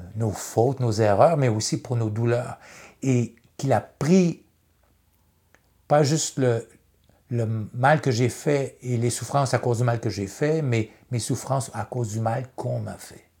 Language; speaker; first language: French; native; French